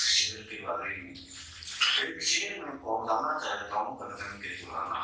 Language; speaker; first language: Urdu; native; Urdu